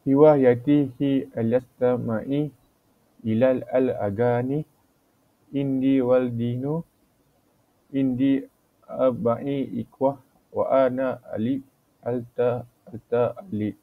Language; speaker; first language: Arabic; non-native, learner; Malay